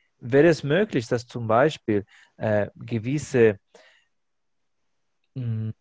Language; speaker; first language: German; non-native, fluent; Spanish